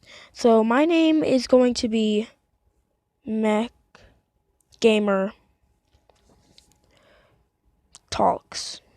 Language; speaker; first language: English; native; English